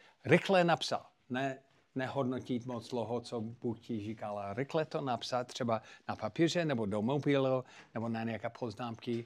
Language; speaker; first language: Czech; non-native, fluent; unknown